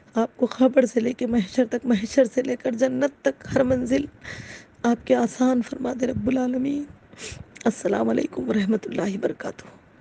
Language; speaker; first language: Urdu; native; Urdu